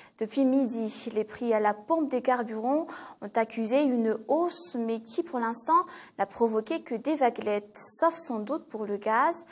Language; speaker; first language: French; non-native, local second language; Malagasy